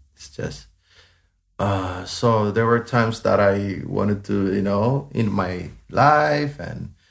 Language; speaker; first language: English; non-native, fluent; Amharic